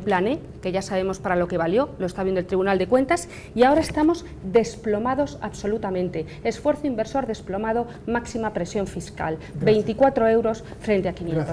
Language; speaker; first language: Spanish; native; Spanish